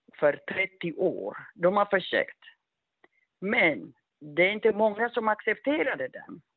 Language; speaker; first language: Swedish; non-native, fluent; Amharic